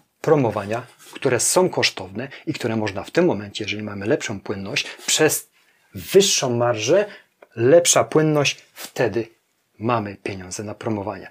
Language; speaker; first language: Polish; native; Polish